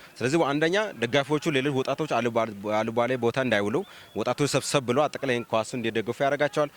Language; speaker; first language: Amharic; non-native, local second language; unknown